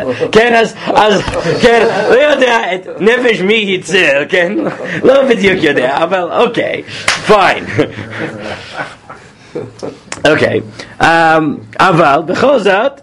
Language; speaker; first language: Hebrew; non-native, fluent; English